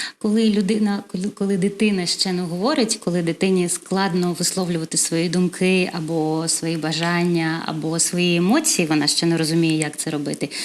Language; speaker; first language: Ukrainian; non-native, local second language; Russian